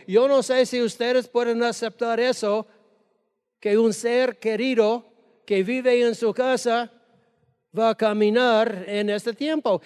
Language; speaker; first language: Spanish; non-native, fluent; English